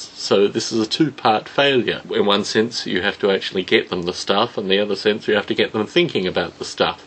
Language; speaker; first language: English; native; English